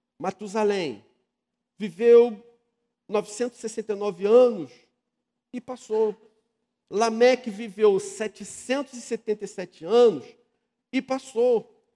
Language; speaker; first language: Portuguese; native; Portuguese